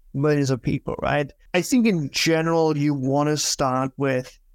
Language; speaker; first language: English; non-native, fluent; German